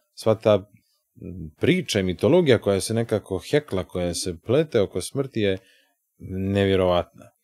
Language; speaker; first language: Serbian; native; Serbian